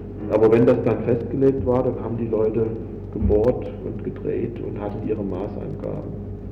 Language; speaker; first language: German; native; German